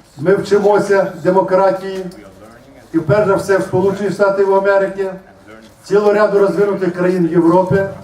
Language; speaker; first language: Ukrainian; native; Ukrainian